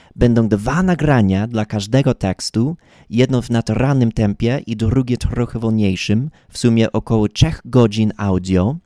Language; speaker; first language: Polish; non-native, fluent; English